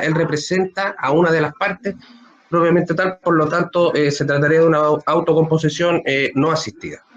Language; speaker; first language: Spanish; native; Spanish